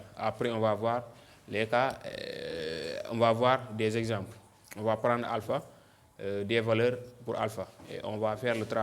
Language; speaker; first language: French; non-native, local second language; Wolof